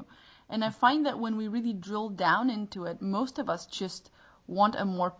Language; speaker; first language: English; non-native, fluent; Bulgarian